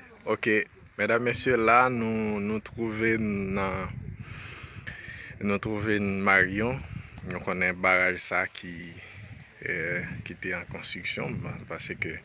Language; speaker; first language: French; non-native, local second language; Haitian Creole